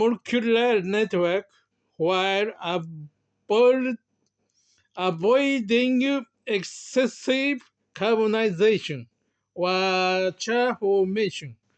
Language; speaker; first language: English; non-native, learner; Japanese